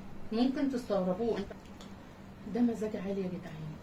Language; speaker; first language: Arabic; native; Arabic